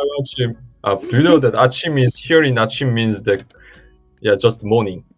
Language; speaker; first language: English; non-native, learner; Korean